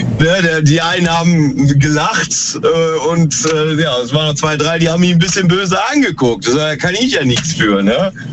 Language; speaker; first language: German; native; German